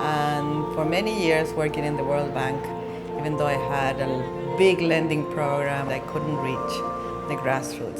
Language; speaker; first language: English; non-native, fluent; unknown